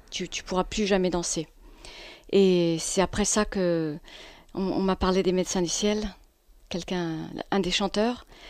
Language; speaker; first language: French; non-native, fluent; English